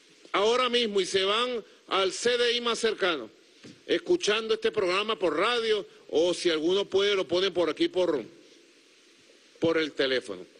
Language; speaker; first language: Spanish; native; Spanish